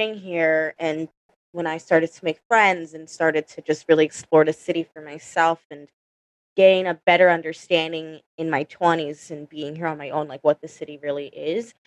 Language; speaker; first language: English; native; English